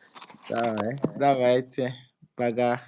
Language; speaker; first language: Russian; non-native, fluent; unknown